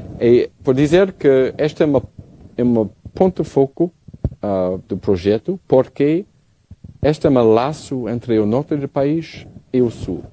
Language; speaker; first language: Portuguese; non-native, learner; English